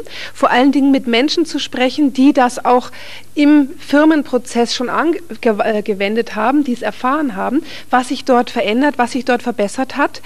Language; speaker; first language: German; native; German